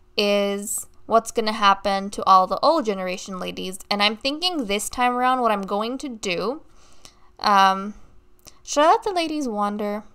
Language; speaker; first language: English; native; English